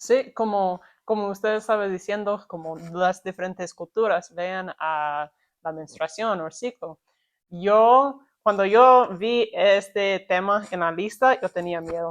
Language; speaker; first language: Spanish; non-native, learner; English